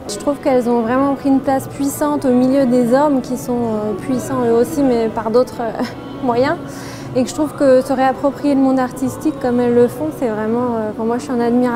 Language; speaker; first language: French; native; French